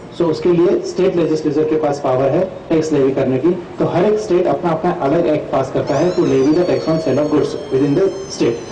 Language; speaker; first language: Hindi; non-native, local second language; Sindhi